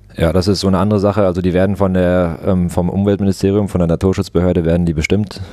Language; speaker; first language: German; native; German